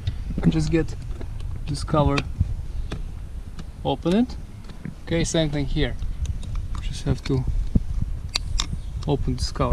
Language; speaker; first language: English; non-native, fluent; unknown